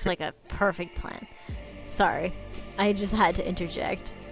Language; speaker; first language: English; native; English